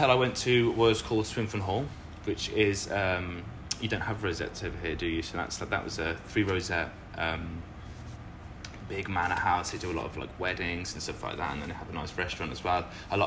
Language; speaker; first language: English; native; English